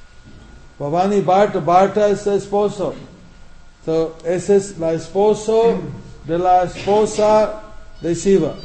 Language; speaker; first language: Spanish; non-native, fluent; English